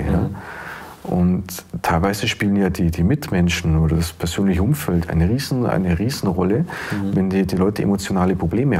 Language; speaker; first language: German; native; German